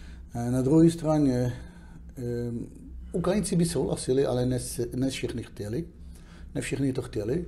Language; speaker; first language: Czech; non-native, fluent; Hebrew